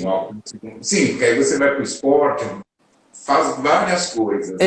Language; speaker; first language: Portuguese; native; Portuguese